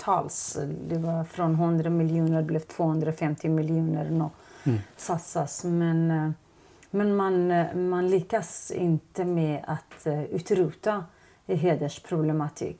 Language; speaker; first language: Swedish; non-native, fluent; Kurdish